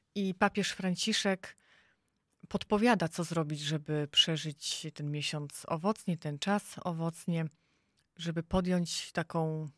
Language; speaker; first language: Polish; native; Polish